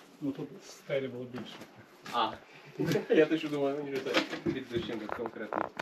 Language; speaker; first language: Russian; non-native, learner; Turkish